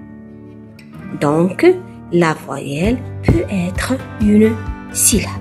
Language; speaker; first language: French; non-native, local second language; Arabic